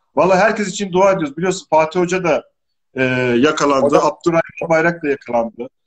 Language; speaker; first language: Turkish; native; Turkish